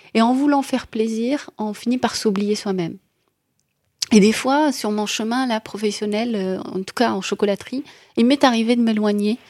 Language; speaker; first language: French; non-native, local second language; Arabic